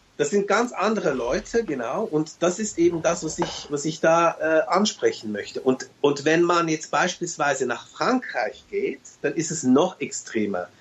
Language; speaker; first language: German; early bilingual, other home language; Turkish